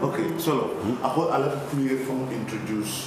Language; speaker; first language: Danish; non-native, fluent; Mandingo